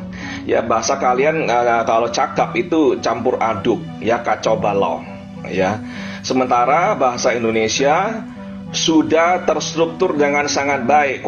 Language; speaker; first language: Indonesian; native; Indonesian